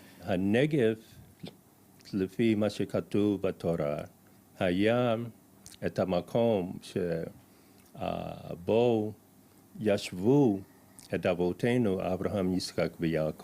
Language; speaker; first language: Hebrew; non-native, fluent; English